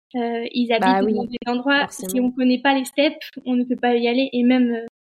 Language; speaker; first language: French; native; French